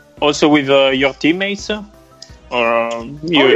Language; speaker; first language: English; non-native, learner; Italian